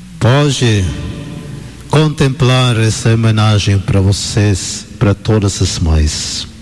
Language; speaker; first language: Portuguese; non-native, fluent; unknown